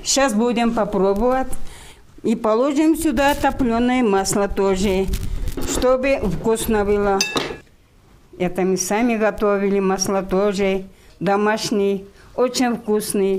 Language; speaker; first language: Russian; non-native, local second language; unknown